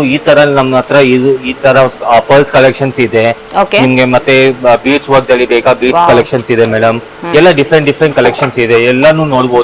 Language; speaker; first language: Kannada; non-native, local second language; Telugu